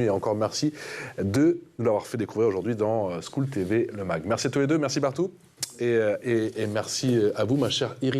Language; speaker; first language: French; native; French